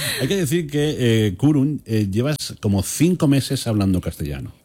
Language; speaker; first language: Spanish; native; Spanish